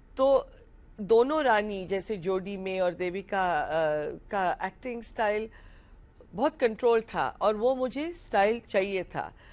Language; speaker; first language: Hindi; non-native, local second language; Marathi